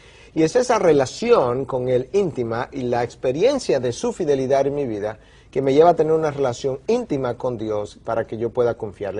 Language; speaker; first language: Spanish; native; Spanish